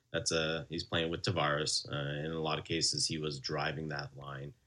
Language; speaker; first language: English; native; English